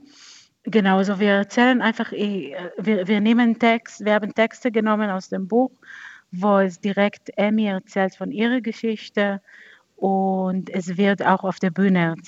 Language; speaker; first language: German; non-native, fluent; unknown